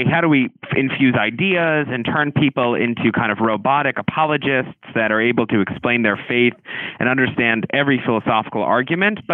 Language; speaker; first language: English; native; English